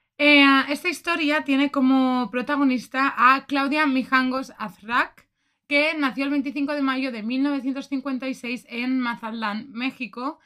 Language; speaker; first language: Spanish; native; Spanish